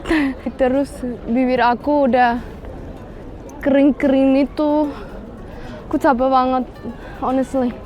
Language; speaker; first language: Indonesian; non-native, fluent; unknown